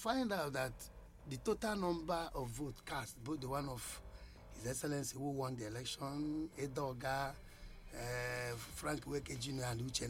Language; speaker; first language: English; non-native, local second language; Igbo